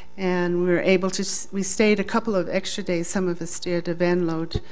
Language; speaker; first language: English; native; English